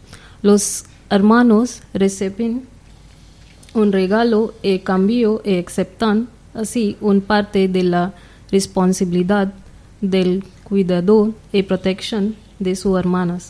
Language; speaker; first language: Spanish; non-native, learner; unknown